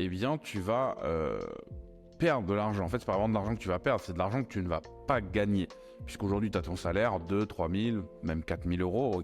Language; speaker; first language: French; native; French